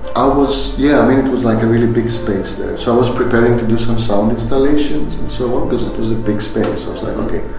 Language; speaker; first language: English; non-native, fluent; Greek